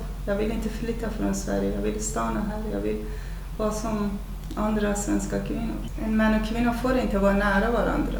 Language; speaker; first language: Swedish; non-native, fluent; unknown